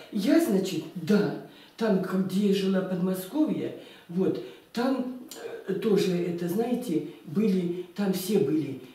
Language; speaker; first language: Russian; native; Russian